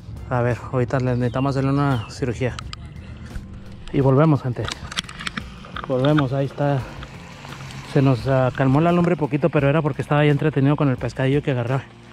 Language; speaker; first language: Spanish; native; Spanish